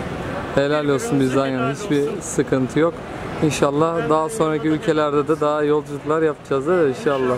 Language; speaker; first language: Turkish; native; Turkish